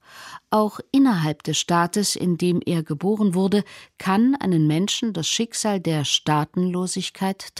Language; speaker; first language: German; native; German